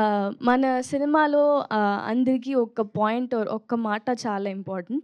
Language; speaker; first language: Telugu; non-native, local second language; Tamil